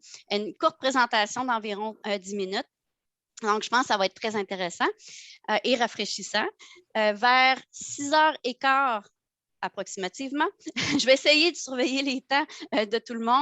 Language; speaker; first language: French; native; French